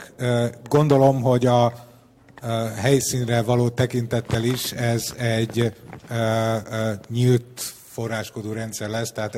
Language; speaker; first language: Hungarian; native; Hungarian